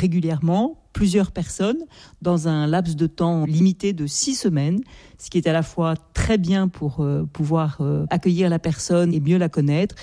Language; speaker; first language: French; native; French